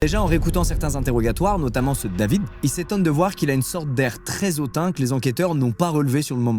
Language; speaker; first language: French; native; French